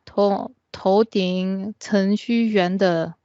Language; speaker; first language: Chinese; non-native, fluent; Korean